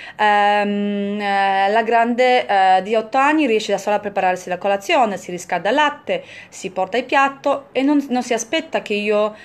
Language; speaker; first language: Italian; non-native, fluent; Polish